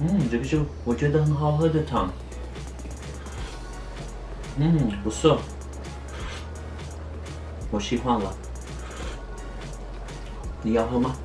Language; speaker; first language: Chinese; non-native, learner; Turkish